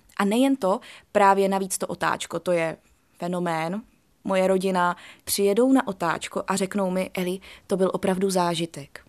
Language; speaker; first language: Czech; native; Czech